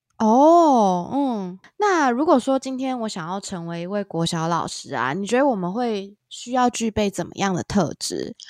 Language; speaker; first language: Chinese; native; Chinese